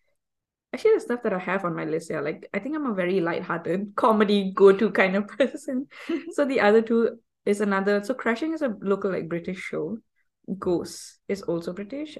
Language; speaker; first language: English; non-native, local second language; Tamil